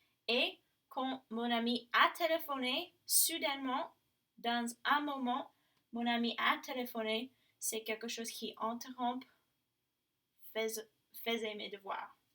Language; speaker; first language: French; non-native, fluent; English